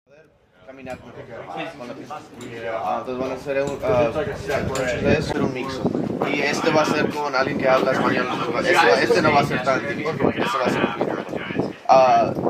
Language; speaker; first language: Spanish; early bilingual, heritage; Spanish